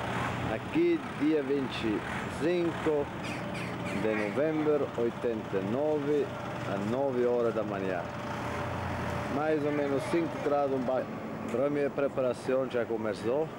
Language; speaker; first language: Portuguese; non-native, learner; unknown